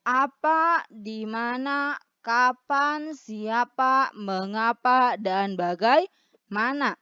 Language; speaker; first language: Indonesian; native; Indonesian